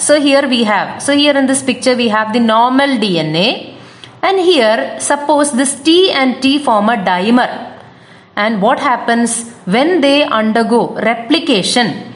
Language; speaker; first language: English; non-native, local second language; Malayalam